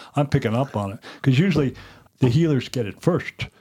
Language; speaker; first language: English; native; English